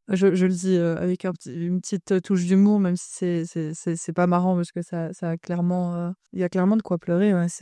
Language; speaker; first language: French; early bilingual, other home language; Polish